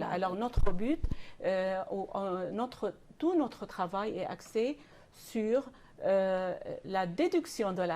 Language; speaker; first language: French; non-native, fluent; Arabic